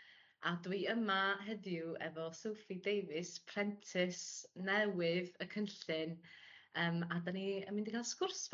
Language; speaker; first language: Welsh; native; Welsh